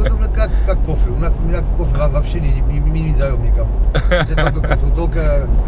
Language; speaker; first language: Russian; non-native, local second language; Armenian